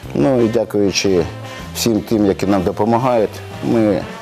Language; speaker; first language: Ukrainian; native; Ukrainian